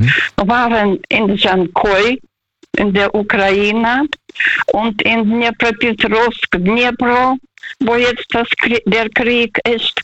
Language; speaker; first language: German; non-native, fluent; Russian